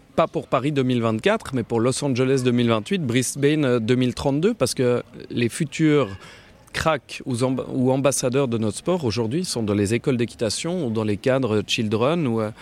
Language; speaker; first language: French; native; French